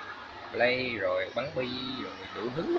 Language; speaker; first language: Vietnamese; early bilingual, heritage; Vietnamese